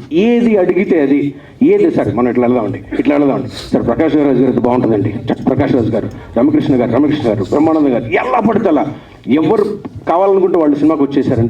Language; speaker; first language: Telugu; native; Telugu